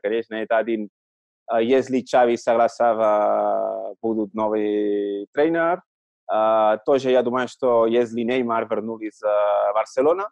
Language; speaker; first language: Russian; non-native, learner; Catalan